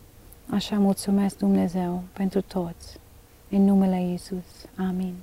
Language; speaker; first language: Romanian; non-native, learner; Dutch